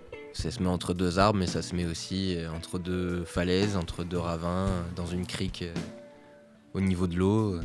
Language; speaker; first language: French; native; French